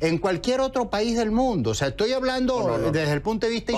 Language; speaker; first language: Spanish; native; Spanish